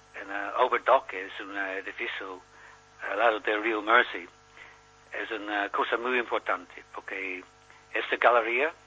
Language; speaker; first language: Spanish; non-native, learner; English